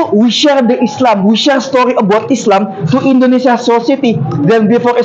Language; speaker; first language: English; non-native, learner; Indonesian